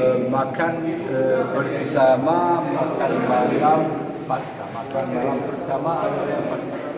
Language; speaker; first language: Indonesian; non-native, learner; Hebrew